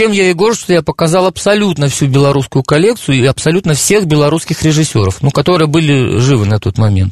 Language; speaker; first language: Russian; native; Russian